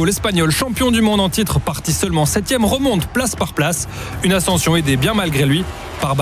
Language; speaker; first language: French; native; French